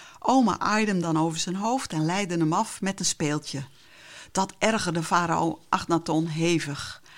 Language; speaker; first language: Dutch; non-native, local second language; Western Frisian